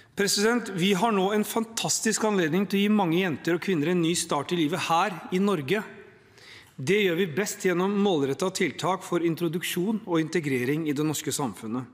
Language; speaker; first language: Norwegian; early bilingual, other home language; Urdu